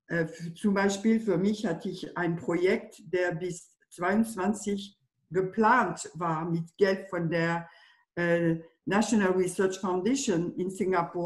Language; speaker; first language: German; non-native, fluent; French